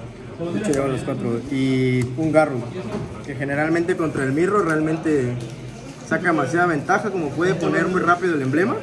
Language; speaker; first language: Spanish; native; Spanish